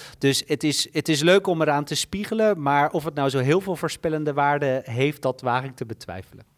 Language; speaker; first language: Dutch; native; Dutch